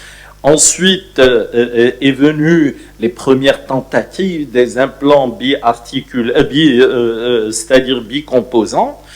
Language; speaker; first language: French; non-native, local second language; Arabic